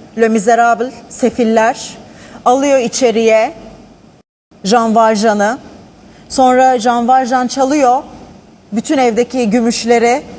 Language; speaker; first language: Turkish; native; Turkish